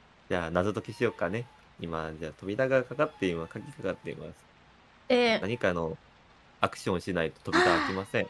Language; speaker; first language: Japanese; native; Japanese